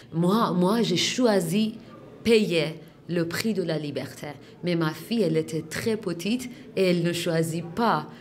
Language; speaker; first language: French; non-native, fluent; Persian